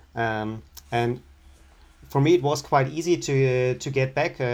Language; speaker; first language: English; non-native, fluent; German